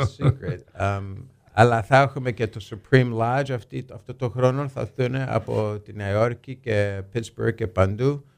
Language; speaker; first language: Greek; early bilingual, heritage; Greek